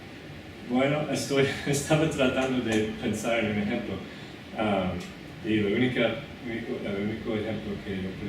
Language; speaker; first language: Spanish; non-native, fluent; English